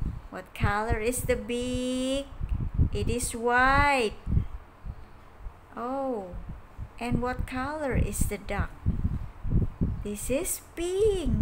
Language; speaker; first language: English; non-native, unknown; Indonesian